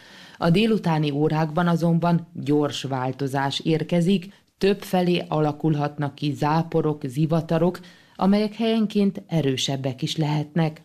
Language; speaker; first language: Hungarian; native; Hungarian